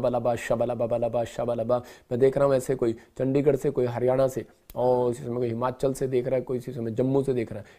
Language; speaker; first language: Hindi; non-native, local second language; Punjabi